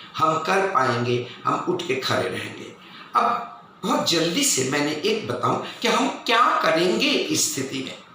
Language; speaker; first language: Hindi; non-native, local second language; Bangla